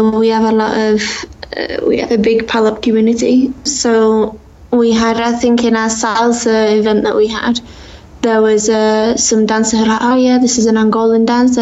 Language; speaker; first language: English; native; English